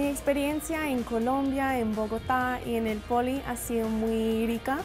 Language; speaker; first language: Spanish; non-native, fluent; English